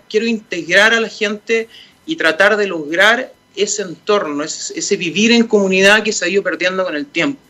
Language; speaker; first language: Spanish; native; Spanish